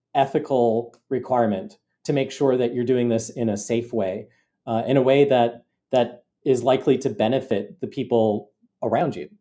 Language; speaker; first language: English; native; English